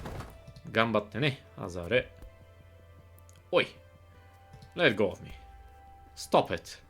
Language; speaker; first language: Japanese; non-native, learner; English